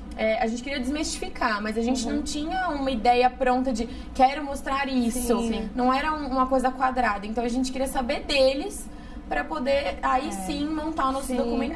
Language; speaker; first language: Portuguese; native; Portuguese